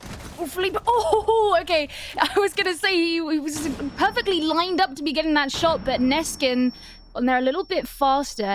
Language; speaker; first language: English; native; English